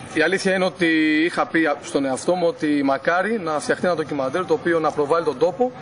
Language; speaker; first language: Greek; native; Greek